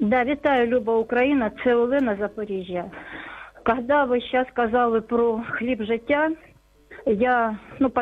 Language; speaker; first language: Ukrainian; non-native, local second language; Russian